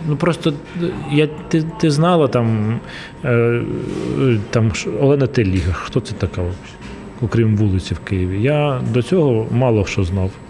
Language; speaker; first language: Ukrainian; non-native, local second language; Russian